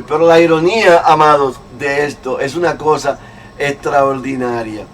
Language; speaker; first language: Spanish; native; Spanish